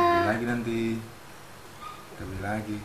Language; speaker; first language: Indonesian; native; Indonesian